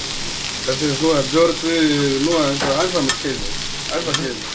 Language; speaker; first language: German; non-native, learner; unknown